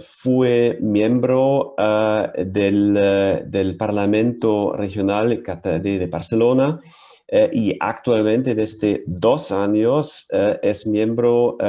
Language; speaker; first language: Spanish; non-native, fluent; German